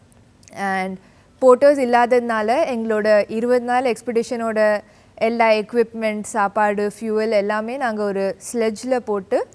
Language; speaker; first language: Tamil; early bilingual, heritage; Tamil